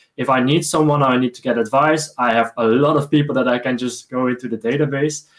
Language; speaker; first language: English; non-native, fluent; Dutch